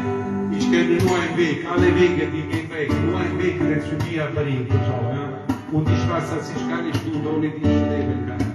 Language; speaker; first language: German; non-native, fluent; Italian